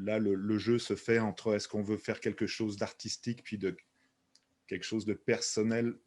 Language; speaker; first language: French; native; French